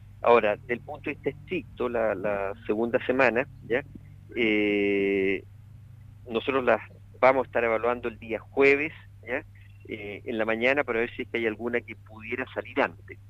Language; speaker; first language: Spanish; native; Spanish